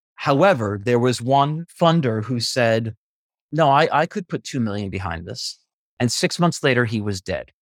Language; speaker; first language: English; native; English